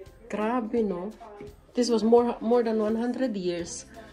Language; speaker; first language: English; non-native, local second language; Filipino